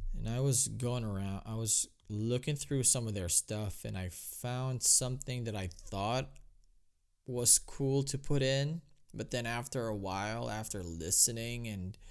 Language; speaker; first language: English; non-native, local second language; Filipino